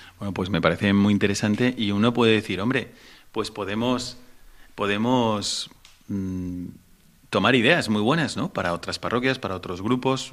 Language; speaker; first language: Spanish; native; Spanish